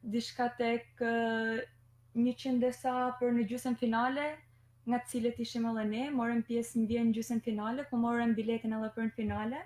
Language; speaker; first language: Albanian; native; Albanian